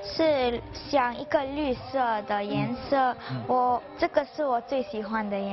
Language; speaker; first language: Chinese; non-native, local second language; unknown